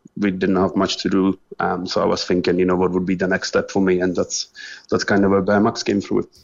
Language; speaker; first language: English; non-native, fluent; Czech